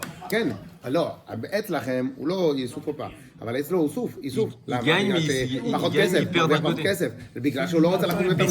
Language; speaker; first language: Hebrew; non-native, fluent; French